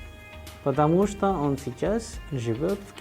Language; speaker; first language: Russian; non-native, fluent; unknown